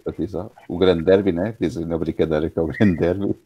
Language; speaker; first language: Portuguese; native; Portuguese